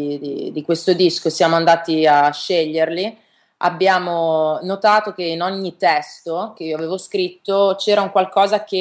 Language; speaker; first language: Italian; native; Italian